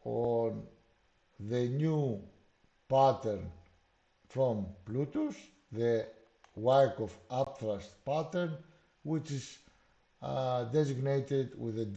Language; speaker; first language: English; non-native, fluent; Greek